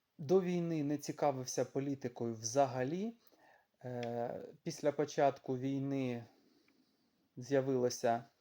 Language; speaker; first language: Ukrainian; non-native, local second language; Russian